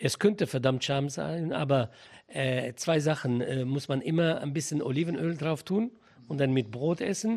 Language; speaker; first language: German; non-native, fluent; Arabic